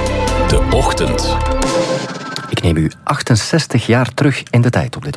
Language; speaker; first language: Dutch; native; Dutch